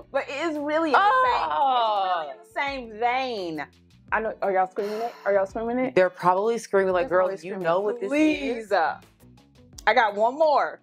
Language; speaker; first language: English; native; English